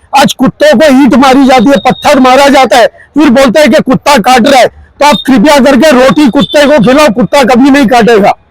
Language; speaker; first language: Hindi; non-native, local second language; Gujarati